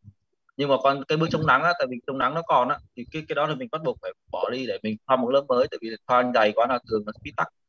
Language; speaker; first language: Vietnamese; native; Vietnamese